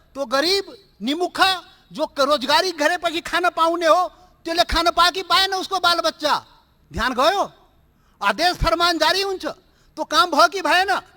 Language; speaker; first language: Nepali; non-native, local second language; Maithili